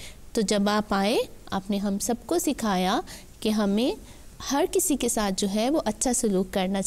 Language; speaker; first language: Urdu; native; Urdu